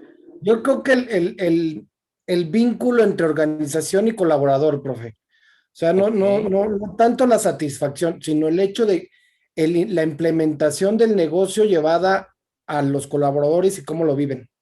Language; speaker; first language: Spanish; native; Spanish